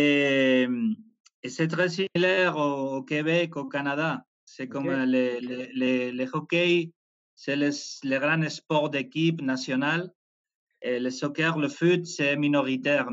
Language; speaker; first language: French; non-native, fluent; Spanish